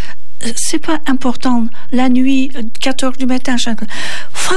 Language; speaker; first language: French; non-native, learner; Turkish